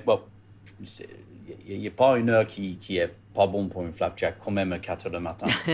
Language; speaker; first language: French; non-native, learner; English